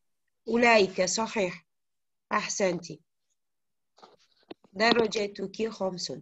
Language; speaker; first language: Arabic; non-native, fluent; Uzbek